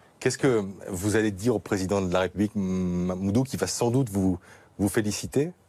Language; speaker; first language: French; native; French